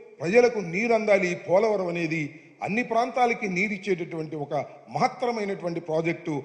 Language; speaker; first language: Telugu; native; Telugu